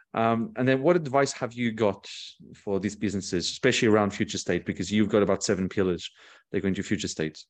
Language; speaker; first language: English; non-native, fluent; Portuguese